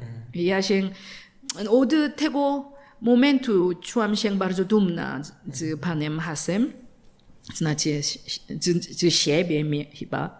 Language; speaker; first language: Polish; non-native, learner; Korean